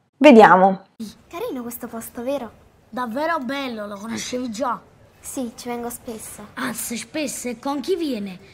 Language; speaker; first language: Italian; native; Italian